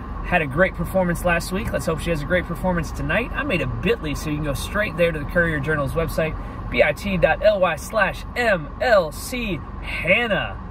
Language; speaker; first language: English; native; English